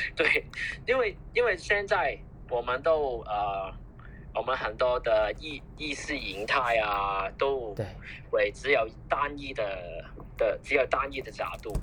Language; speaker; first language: Chinese; non-native, fluent; Cantonese